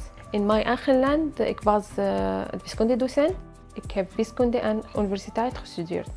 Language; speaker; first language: Dutch; non-native, learner; Arabic